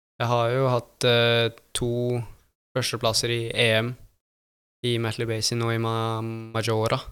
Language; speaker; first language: Norwegian; native; Norwegian